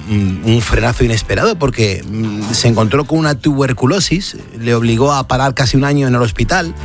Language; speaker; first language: Spanish; native; Spanish